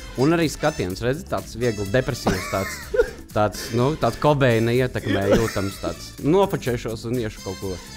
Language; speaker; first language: Latvian; native; Latvian